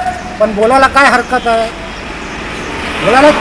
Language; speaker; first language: Marathi; non-native, local second language; Hindi